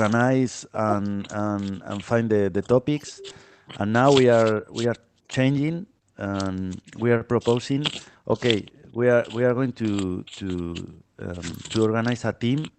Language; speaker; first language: English; non-native, fluent; Spanish